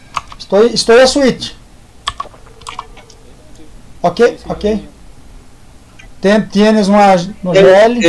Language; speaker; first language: Spanish; non-native, learner; Portuguese